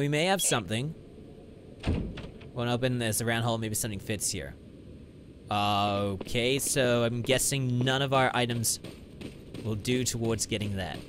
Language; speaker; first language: English; native; English